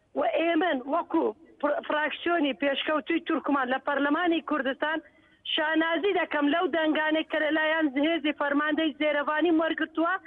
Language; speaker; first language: Central Kurdish; non-native, local second language; Turkish